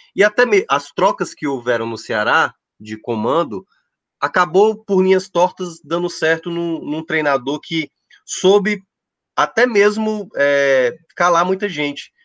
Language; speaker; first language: Portuguese; native; Portuguese